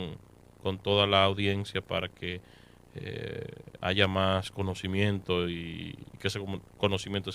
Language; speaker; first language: Spanish; native; Spanish